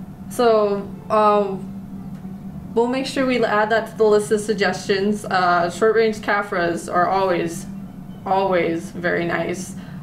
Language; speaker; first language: English; native; English